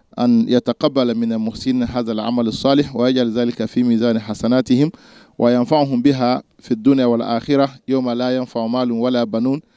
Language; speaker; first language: Arabic; non-native, fluent; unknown